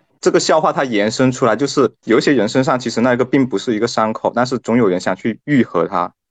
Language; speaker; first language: Chinese; non-native, local second language; Cantonese